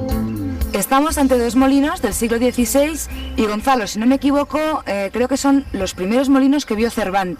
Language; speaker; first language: Spanish; native; Spanish